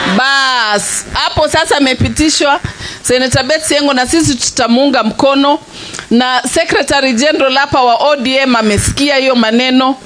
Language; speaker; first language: Swahili; native; Swahili